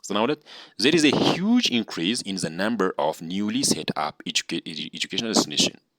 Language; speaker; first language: English; non-native, local second language; Amharic